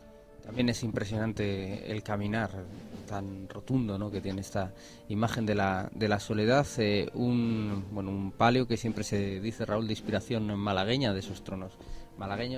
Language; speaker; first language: Spanish; native; Spanish